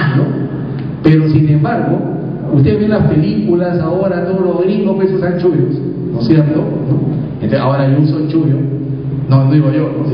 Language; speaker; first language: Spanish; native; Spanish